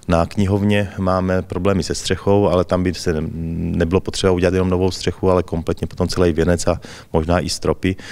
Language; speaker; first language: Czech; native; Czech